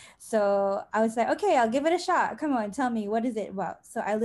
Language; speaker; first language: English; non-native, local second language; Malay